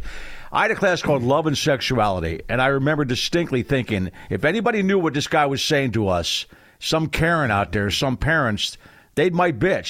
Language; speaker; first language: English; native; English